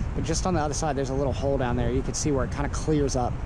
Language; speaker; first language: English; native; English